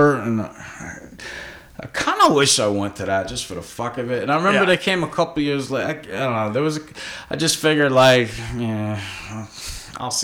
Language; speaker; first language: English; native; English